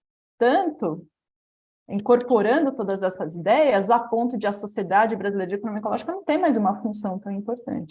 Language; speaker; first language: Portuguese; native; Portuguese